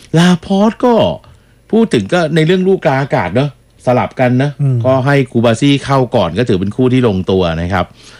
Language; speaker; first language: Thai; native; Thai